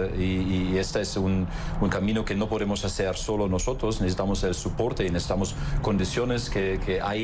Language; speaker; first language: Spanish; non-native, fluent; German